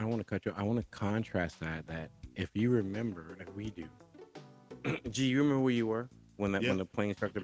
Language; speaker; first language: English; native; English